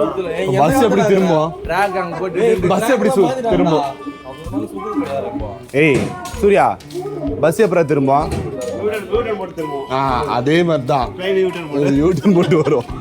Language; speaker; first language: Tamil; native; Tamil